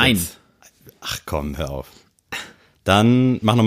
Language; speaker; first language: German; native; German